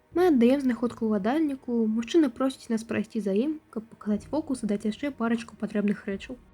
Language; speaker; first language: Belarusian; native; Belarusian